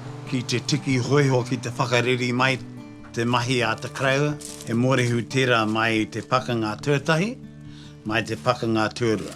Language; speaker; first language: Māori; native; Māori